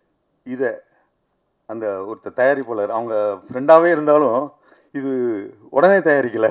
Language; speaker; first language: Tamil; native; Tamil